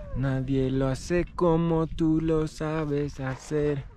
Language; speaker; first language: Spanish; non-native, learner; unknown